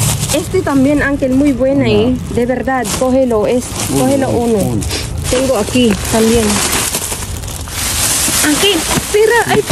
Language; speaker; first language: Spanish; non-native, learner; Filipino